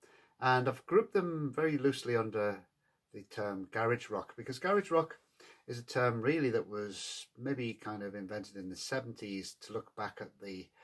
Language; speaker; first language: English; native; English